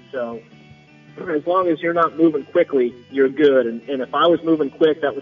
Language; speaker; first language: English; native; English